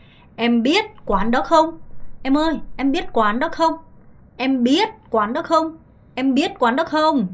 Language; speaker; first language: Vietnamese; non-native, fluent; Korean